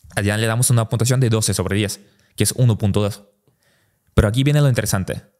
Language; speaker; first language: Spanish; early bilingual, other home language; Russian